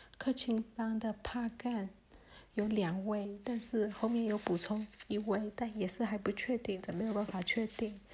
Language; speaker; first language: Chinese; early bilingual, heritage; Chinese